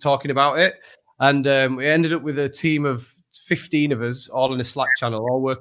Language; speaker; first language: English; native; English